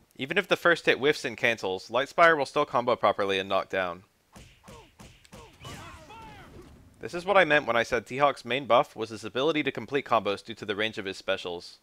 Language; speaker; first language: English; native; English